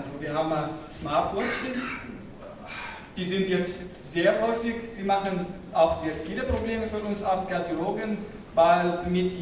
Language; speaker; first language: German; non-native, fluent; Arabic